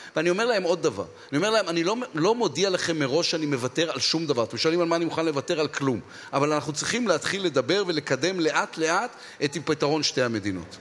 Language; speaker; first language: Hebrew; native; Hebrew